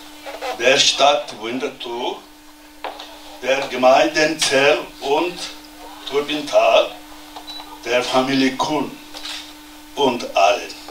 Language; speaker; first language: German; non-native, learner; Tibetan